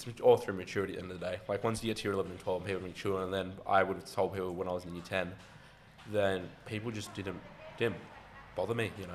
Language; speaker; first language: English; native; English